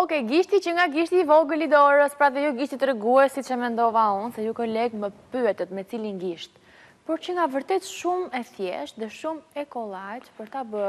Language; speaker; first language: Albanian; native; Albanian